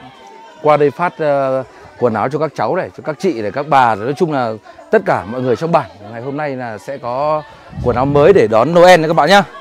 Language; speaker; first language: Vietnamese; native; Vietnamese